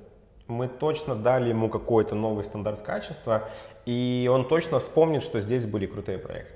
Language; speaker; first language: Russian; native; Russian